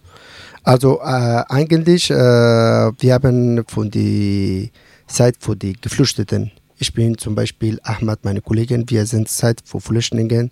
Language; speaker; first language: German; non-native, learner; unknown